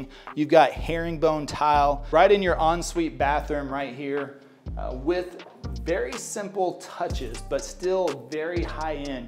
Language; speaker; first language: English; native; English